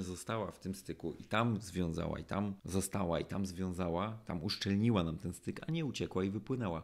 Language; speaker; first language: Polish; native; Polish